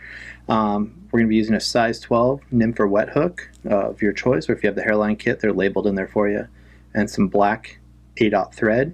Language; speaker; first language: English; native; English